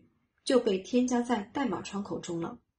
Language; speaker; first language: Chinese; native; Chinese